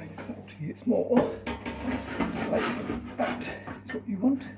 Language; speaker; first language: English; native; English